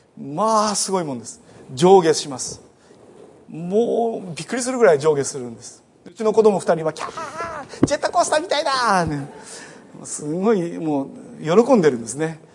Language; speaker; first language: Japanese; native; Japanese